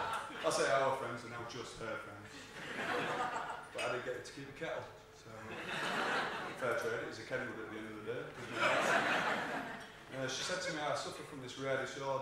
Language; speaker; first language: English; native; English